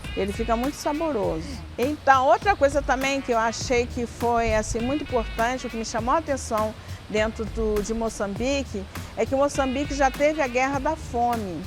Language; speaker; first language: Portuguese; native; Portuguese